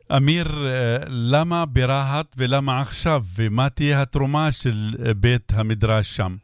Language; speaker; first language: Hebrew; non-native, local second language; Arabic